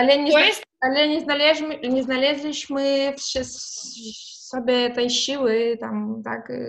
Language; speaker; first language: Polish; non-native, fluent; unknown